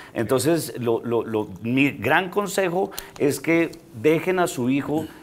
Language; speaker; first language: Spanish; native; Spanish